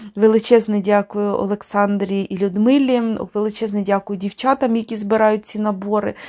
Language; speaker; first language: Ukrainian; native; Ukrainian